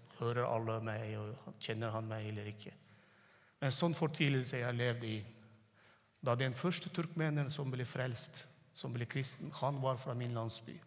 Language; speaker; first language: Norwegian; non-native, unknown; Turkmen